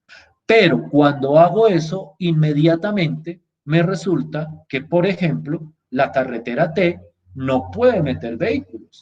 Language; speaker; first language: Spanish; native; Spanish